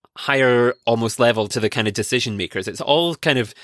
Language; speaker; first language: English; native; English